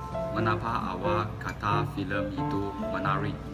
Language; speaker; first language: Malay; non-native, learner; Chinese